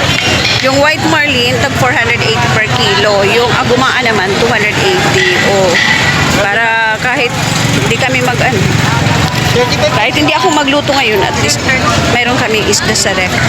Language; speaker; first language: Filipino; non-native, local second language; Waray